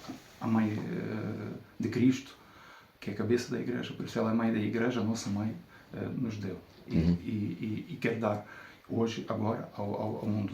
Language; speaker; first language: Portuguese; non-native, fluent; Ukrainian